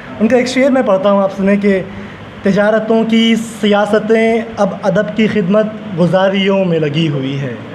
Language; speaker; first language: Urdu; native; Urdu